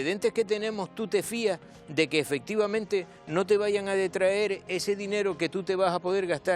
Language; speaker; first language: Spanish; native; Spanish